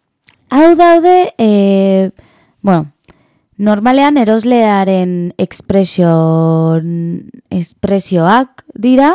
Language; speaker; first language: Basque; non-native, learner; Spanish